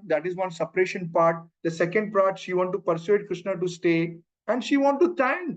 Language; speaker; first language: English; non-native, local second language; Malayalam